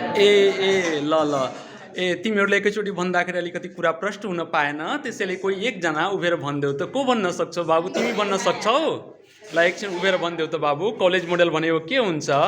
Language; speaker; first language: Nepali; non-native, local second language; Maithili